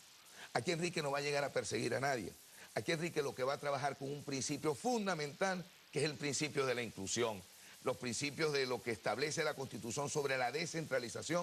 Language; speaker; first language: Spanish; native; Spanish